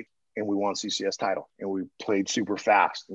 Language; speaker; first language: English; native; English